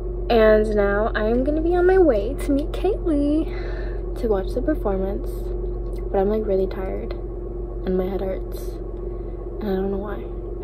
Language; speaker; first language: English; early bilingual, other home language; Spanish